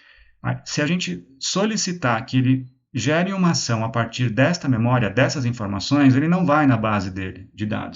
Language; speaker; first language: Portuguese; native; Portuguese